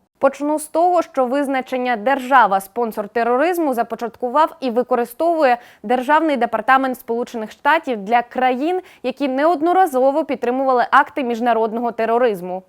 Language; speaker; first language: Ukrainian; native; Ukrainian